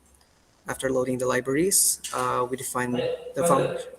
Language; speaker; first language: English; non-native, fluent; Indonesian